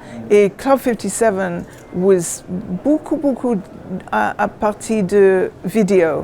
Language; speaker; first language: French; non-native, learner; English